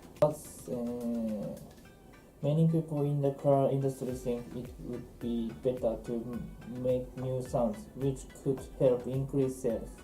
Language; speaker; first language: English; non-native, learner; Japanese